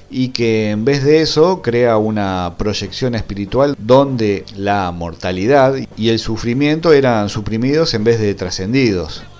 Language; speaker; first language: Spanish; native; Spanish